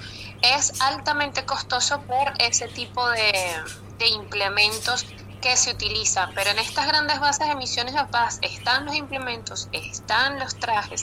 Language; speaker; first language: Spanish; native; Spanish